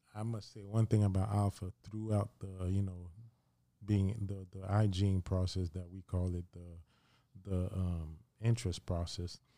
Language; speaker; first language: English; early bilingual, other home language; Haitian Creole